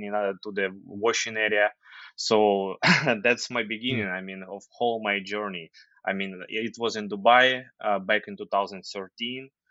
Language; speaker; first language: English; non-native, fluent; Ukrainian